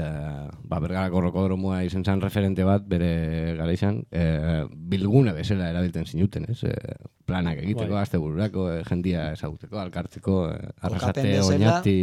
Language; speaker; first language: Basque; native; Basque